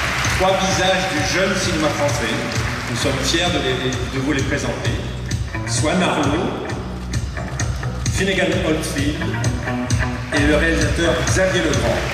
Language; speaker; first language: French; native; French